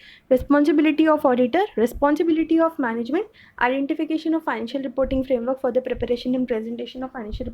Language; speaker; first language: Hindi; native; Hindi